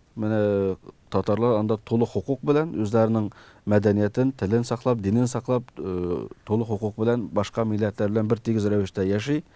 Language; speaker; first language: Tatar; early bilingual, heritage; Tatar